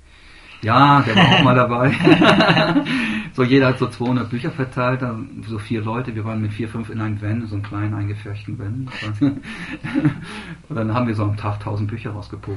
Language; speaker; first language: German; native; German